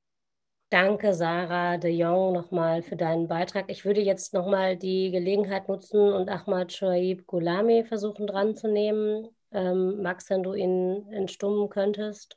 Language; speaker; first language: German; native; German